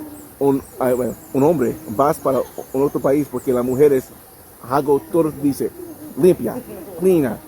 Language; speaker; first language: Spanish; non-native, learner; English